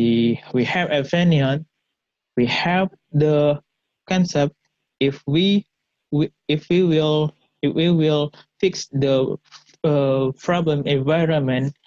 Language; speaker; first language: English; non-native, learner; Indonesian